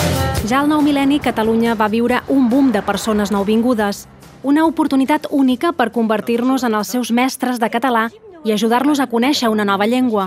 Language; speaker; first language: Catalan; native; Catalan